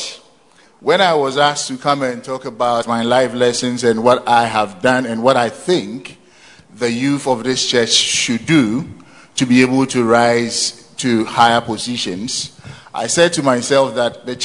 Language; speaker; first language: English; non-native, local second language; Akan